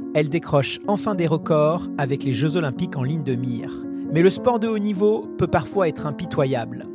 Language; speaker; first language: French; native; French